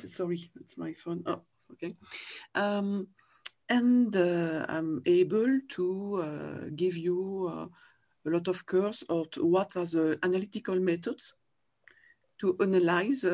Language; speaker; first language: English; non-native, learner; French